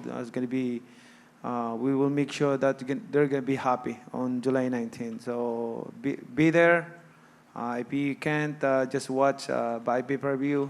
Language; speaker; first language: English; non-native, local second language; Cebuano